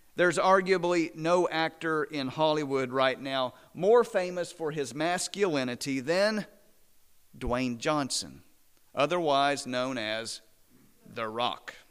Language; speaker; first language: English; native; English